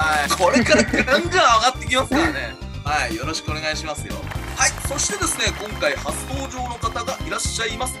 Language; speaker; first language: Japanese; native; Japanese